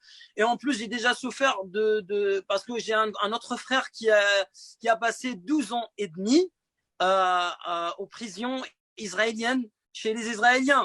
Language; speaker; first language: French; non-native, fluent; Arabic